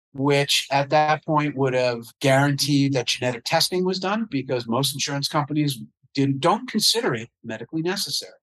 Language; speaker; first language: English; native; English